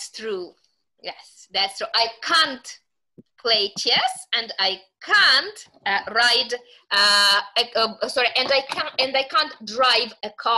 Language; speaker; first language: English; non-native, fluent; Russian